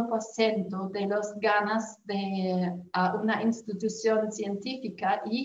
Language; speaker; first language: Spanish; non-native, fluent; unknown